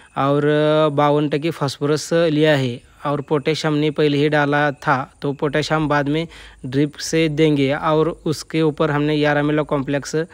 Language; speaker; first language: Hindi; non-native, local second language; Marathi